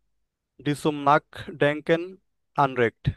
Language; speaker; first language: German; non-native, learner; Bangla